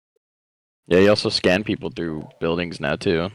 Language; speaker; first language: English; native; English